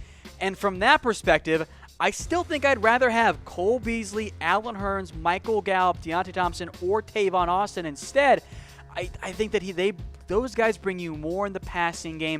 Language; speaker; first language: English; native; English